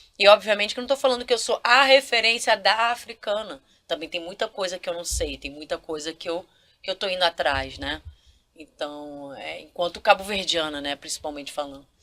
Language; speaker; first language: Portuguese; non-native, local second language; Kabuverdianu